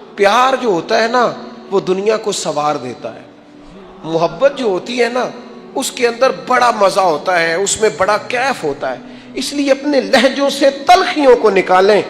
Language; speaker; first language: Urdu; non-native, local second language; Punjabi